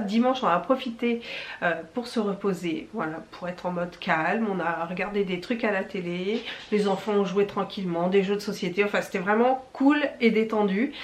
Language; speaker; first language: French; native; French